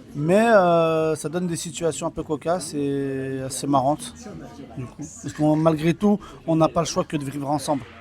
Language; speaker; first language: French; early bilingual, other home language; Kabyle